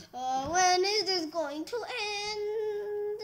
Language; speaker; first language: English; native; English